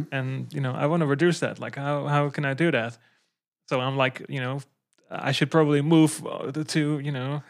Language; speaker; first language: English; non-native, fluent; Dutch